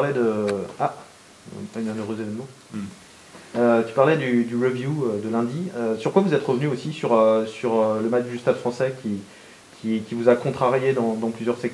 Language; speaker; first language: French; native; French